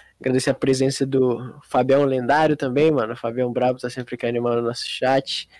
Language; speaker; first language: Portuguese; native; Portuguese